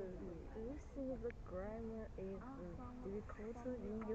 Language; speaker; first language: English; non-native, learner; Chinese